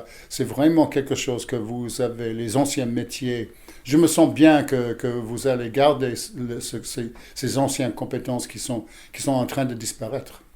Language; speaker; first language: French; non-native, fluent; English